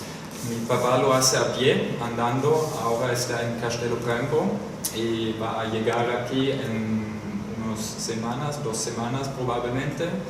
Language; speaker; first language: Spanish; non-native, fluent; German